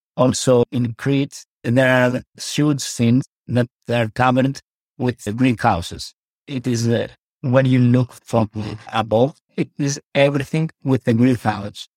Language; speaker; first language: English; non-native, learner; Greek